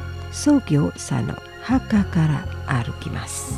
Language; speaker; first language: Japanese; non-native, fluent; Indonesian